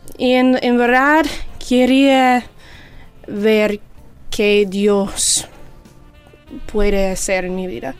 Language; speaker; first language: Spanish; non-native, learner; English